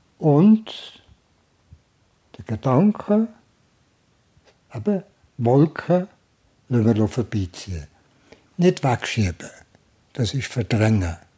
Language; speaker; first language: German; native; German